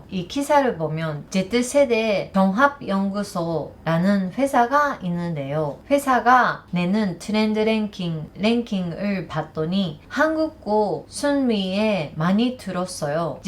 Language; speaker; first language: Korean; non-native, learner; Japanese